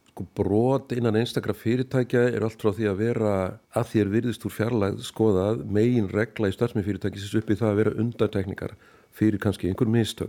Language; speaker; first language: Icelandic; native; Icelandic